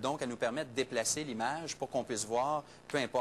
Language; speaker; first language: French; native; French